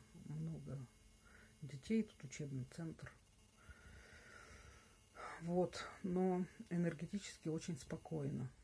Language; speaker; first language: Russian; native; Russian